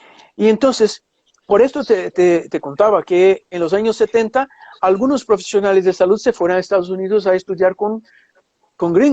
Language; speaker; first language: Spanish; non-native, fluent; Portuguese